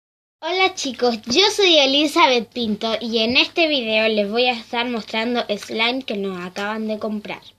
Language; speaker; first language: Spanish; native; Spanish